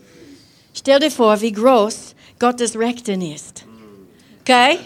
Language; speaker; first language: German; non-native, fluent; English